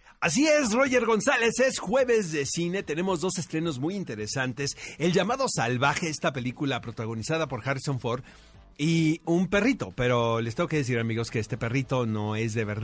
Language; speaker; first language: Spanish; native; Spanish